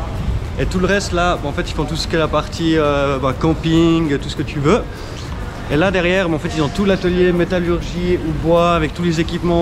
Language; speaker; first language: French; native; French